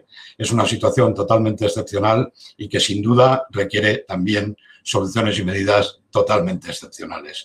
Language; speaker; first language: Spanish; native; Spanish